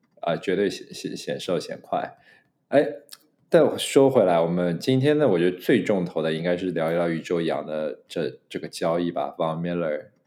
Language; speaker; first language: Chinese; native; Chinese